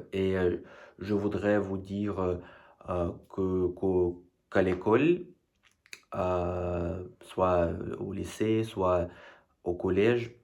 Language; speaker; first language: French; non-native, learner; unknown